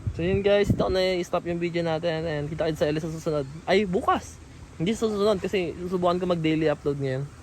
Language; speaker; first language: Filipino; native; Filipino